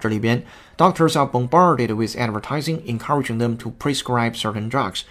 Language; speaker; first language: English; non-native, fluent; Chinese